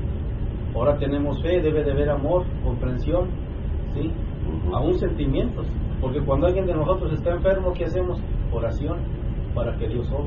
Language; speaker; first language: Spanish; native; Spanish